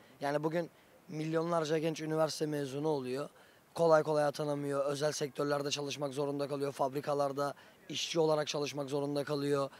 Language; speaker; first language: Turkish; native; Turkish